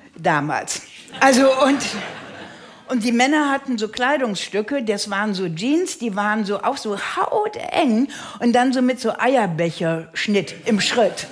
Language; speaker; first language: German; native; German